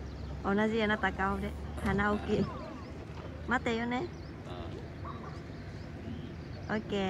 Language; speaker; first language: Japanese; non-native, learner; Vietnamese